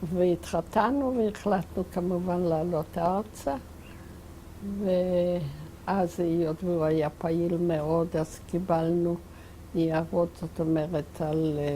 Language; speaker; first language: Hebrew; non-native, fluent; Yiddish